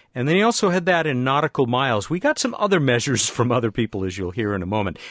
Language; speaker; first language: English; native; English